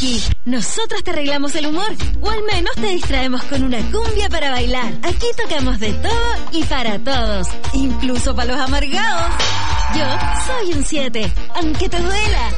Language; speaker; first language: Spanish; native; Spanish